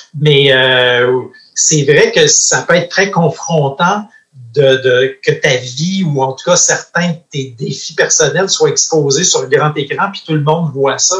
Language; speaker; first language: French; native; French